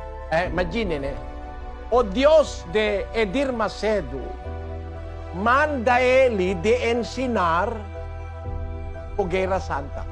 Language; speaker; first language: Portuguese; non-native, local second language; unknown